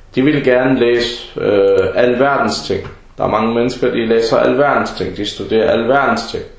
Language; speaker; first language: Danish; early bilingual, other home language; Arabic